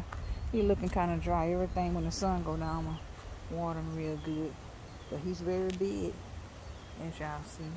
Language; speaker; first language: English; native; English